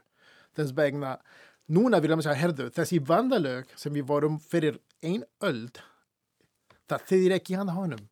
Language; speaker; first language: Icelandic; non-native, fluent; Spanish